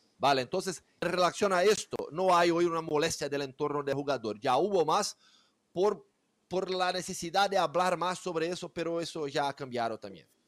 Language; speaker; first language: Spanish; non-native, fluent; Portuguese